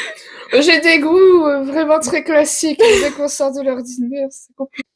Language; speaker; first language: French; native; French